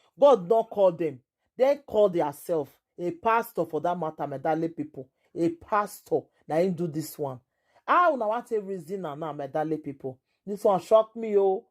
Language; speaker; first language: Nigerian Pidgin; native; Nigerian Pidgin